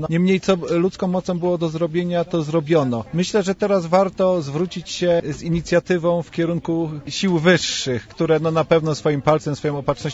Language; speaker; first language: Polish; native; Polish